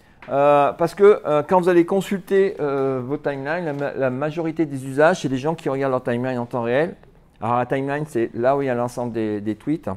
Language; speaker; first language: French; native; French